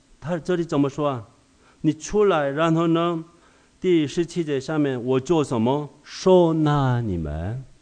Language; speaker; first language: Chinese; non-native, fluent; Korean